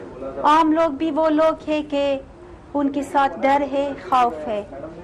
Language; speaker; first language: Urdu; non-native, fluent; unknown